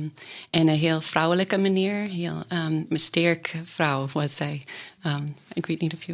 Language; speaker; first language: Dutch; non-native, fluent; English